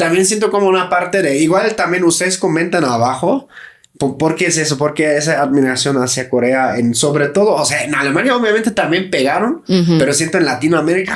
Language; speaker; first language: Spanish; native; Spanish